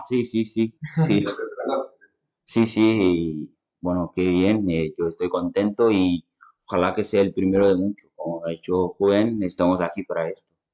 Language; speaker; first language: Spanish; non-native, fluent; Portuguese